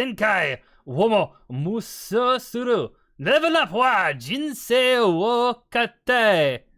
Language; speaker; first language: Japanese; non-native, learner; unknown